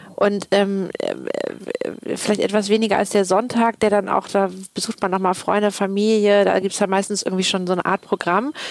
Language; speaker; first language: German; native; German